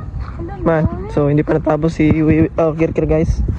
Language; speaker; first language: Filipino; native; Filipino